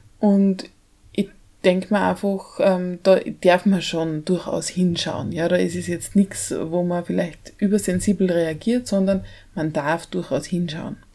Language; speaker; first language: German; native; German